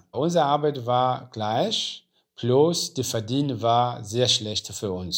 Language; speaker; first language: German; non-native, learner; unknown